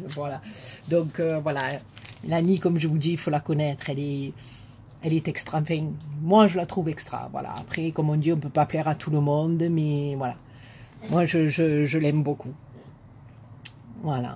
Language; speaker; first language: French; native; French